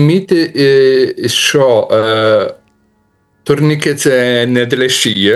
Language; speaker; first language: Ukrainian; non-native, learner; Lithuanian